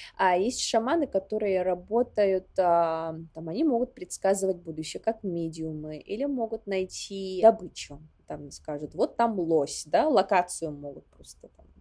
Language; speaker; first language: Russian; non-native, local second language; Yakut